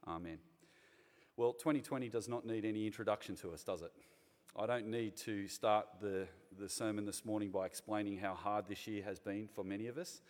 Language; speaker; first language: English; native; English